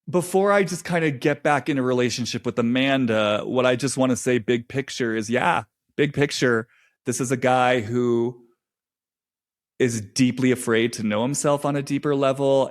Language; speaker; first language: English; native; English